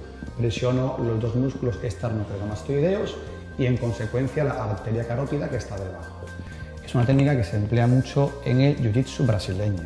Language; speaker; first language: Spanish; native; Spanish